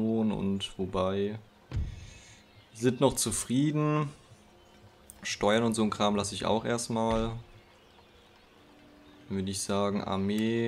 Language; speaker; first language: German; native; German